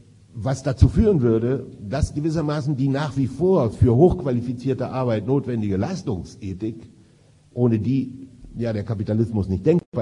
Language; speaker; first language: German; native; German